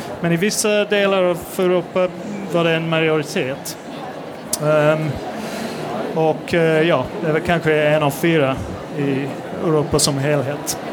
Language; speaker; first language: Swedish; non-native, fluent; English